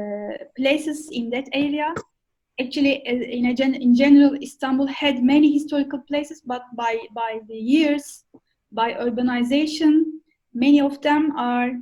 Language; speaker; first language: English; non-native, fluent; Turkish